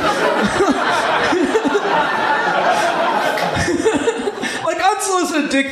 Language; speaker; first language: English; native; English